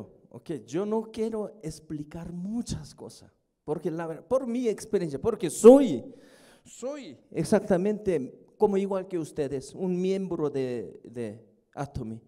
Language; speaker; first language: Spanish; non-native, fluent; Korean